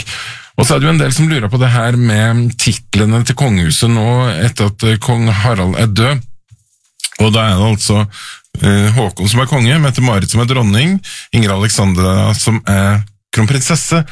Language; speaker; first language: Norwegian; native; Norwegian